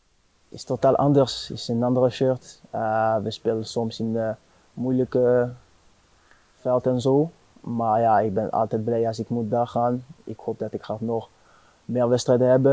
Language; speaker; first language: Dutch; non-native, fluent; French